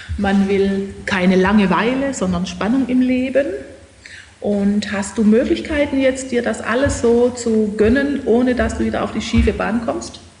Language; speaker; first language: German; native; German